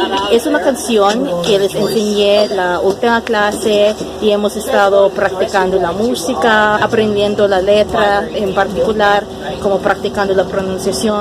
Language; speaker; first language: Spanish; non-native, fluent; English